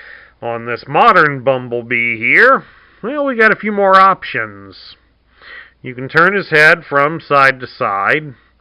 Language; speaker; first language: English; native; English